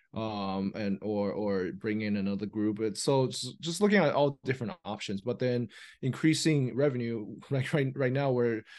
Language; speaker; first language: English; early bilingual, other home language; Chinese